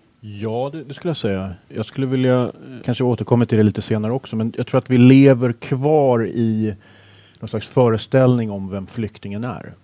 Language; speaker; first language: Swedish; native; Swedish